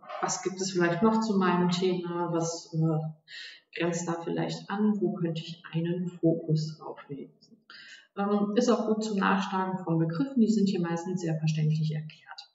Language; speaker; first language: German; native; German